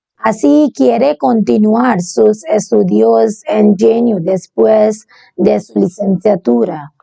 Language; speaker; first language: Spanish; non-native, learner; Bangla